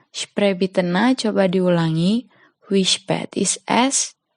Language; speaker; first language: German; non-native, fluent; Indonesian